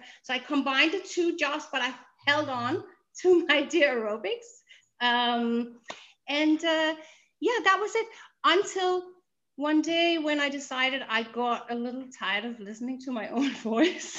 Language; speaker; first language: English; non-native, fluent; Danish